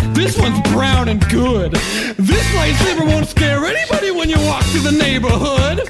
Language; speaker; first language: English; native; English